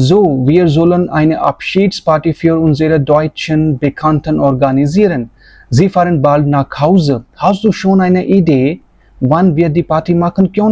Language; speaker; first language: German; non-native, fluent; Hindi